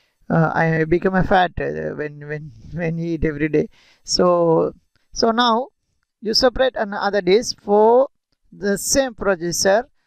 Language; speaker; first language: English; non-native, local second language; Tamil